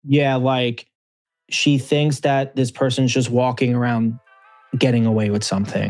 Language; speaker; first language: English; native; English